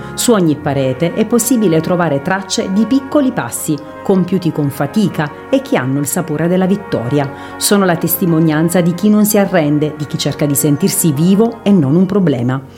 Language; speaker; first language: Italian; native; Italian